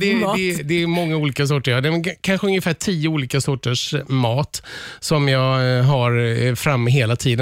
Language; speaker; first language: Swedish; native; Swedish